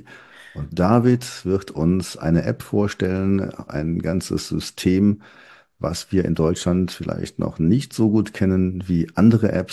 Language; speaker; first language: German; native; German